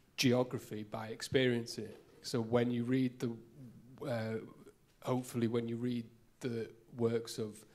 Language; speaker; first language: English; native; English